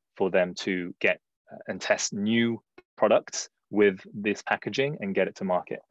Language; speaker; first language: English; early bilingual, other home language; Chinese